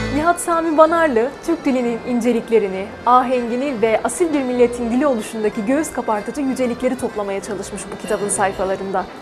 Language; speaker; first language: Turkish; native; Turkish